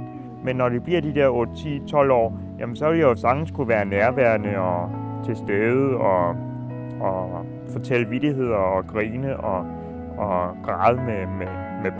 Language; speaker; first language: Danish; native; Danish